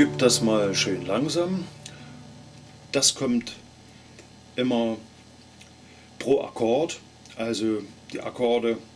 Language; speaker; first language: German; native; German